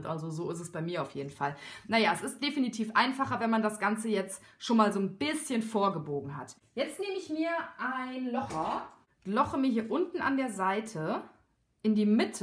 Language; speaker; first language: German; native; German